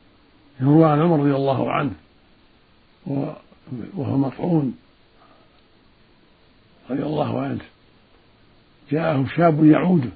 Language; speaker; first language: Arabic; native; Arabic